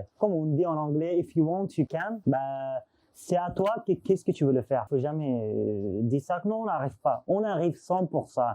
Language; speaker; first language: French; non-native, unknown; Persian